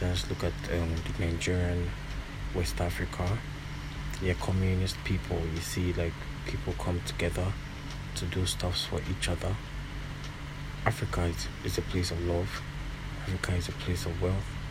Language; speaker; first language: English; non-native, local second language; Yoruba